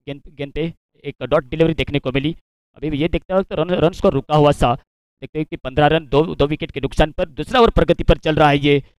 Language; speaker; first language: Hindi; non-native, local second language; Marathi